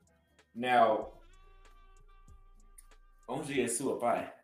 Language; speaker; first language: Portuguese; non-native, learner; English